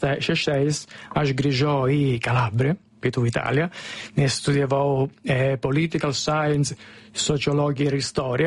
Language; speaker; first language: Lithuanian; non-native, fluent; Italian